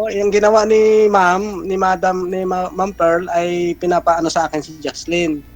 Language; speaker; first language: Filipino; non-native, local second language; Cebuano